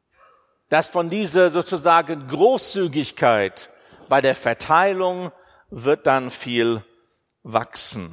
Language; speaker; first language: German; non-native, fluent; English